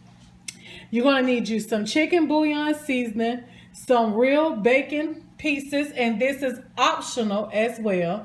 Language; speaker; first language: English; native; English